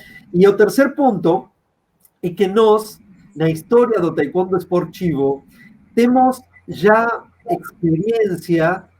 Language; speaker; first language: Portuguese; non-native, fluent; Spanish